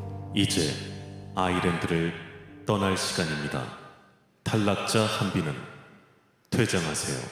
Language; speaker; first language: Korean; native; Korean